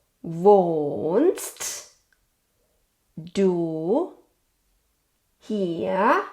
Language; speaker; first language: German; non-native, fluent; Thai